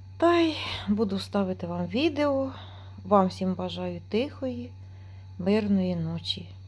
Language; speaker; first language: Ukrainian; native; Ukrainian